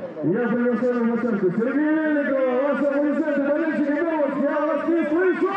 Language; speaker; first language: Russian; native; Russian